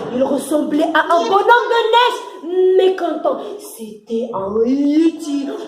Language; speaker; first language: French; non-native, local second language; Arabic